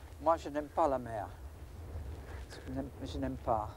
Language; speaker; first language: French; non-native, fluent; English